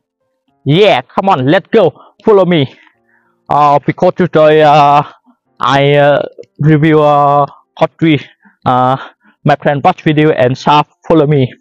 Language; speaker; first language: English; non-native, learner; Vietnamese